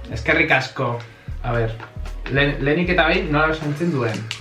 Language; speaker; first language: Basque; non-native, local second language; Spanish